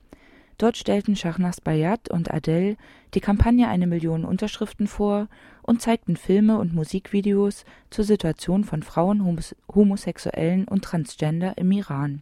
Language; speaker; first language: German; native; German